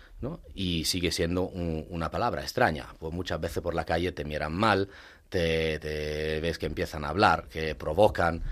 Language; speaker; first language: Spanish; non-native, fluent; Italian